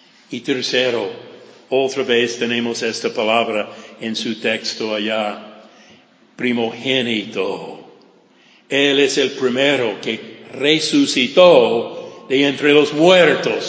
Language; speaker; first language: Spanish; non-native, fluent; English